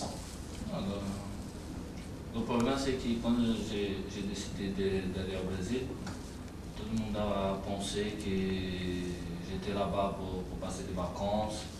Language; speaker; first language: French; non-native, learner; Portuguese